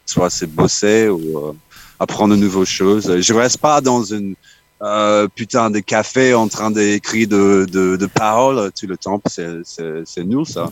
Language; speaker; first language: French; non-native, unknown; English